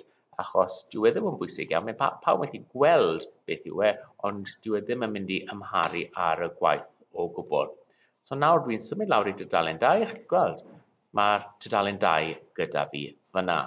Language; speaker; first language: Welsh; non-native, local second language; English